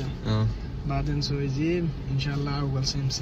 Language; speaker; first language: Arabic; non-native, learner; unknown